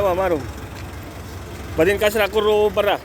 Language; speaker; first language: Arabic; non-native, learner; Filipino